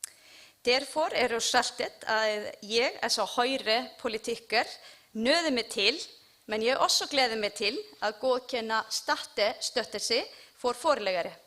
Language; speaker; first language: Danish; non-native, learner; Icelandic